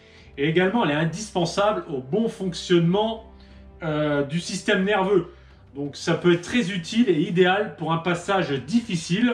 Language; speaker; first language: French; native; French